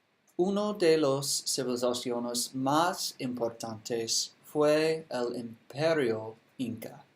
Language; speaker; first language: Spanish; non-native, learner; English